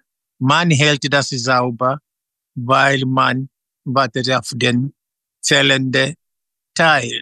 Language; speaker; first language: German; non-native, fluent; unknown